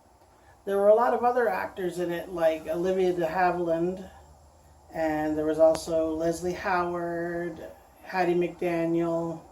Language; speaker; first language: English; native; English